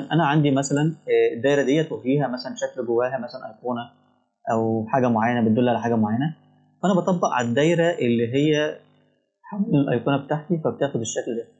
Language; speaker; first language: Arabic; native; Arabic